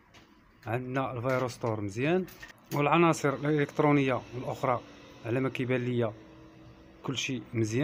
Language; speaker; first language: Arabic; native; Arabic